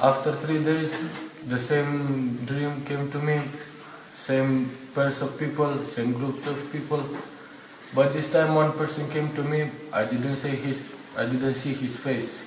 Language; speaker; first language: English; non-native, learner; Romanian